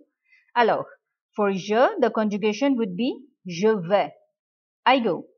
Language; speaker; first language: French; non-native, fluent; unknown